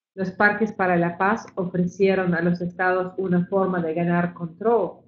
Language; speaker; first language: Spanish; non-native, fluent; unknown